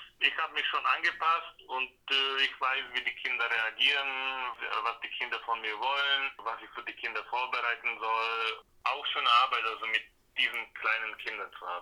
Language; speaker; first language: German; non-native, fluent; Slovak